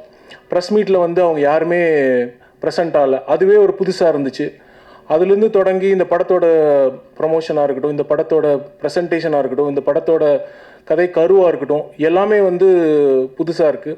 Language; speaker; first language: Tamil; native; Tamil